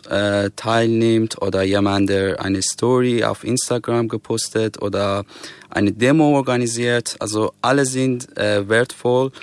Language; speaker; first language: German; non-native, fluent; Persian